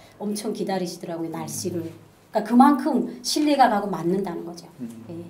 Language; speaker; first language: Korean; native; Korean